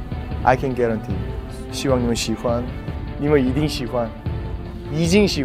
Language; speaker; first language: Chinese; non-native, learner; Korean